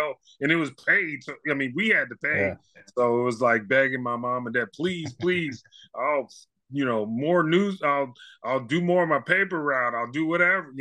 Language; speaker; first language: English; native; English